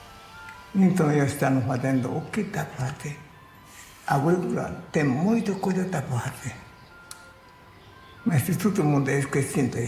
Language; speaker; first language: Portuguese; non-native, learner; Japanese